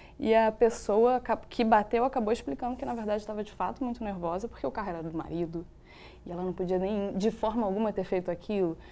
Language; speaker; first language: Portuguese; native; Portuguese